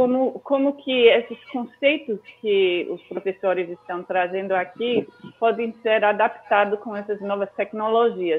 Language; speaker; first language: Portuguese; non-native, fluent; English